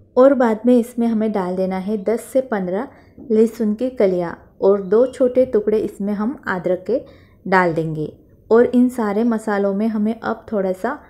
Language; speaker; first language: Hindi; non-native, local second language; Marathi